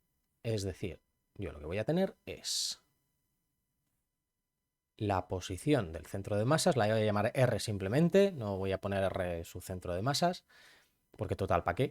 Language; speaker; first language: Spanish; native; Spanish